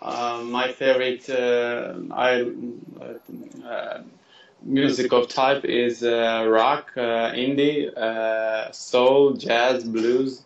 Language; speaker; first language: English; non-native, learner; Armenian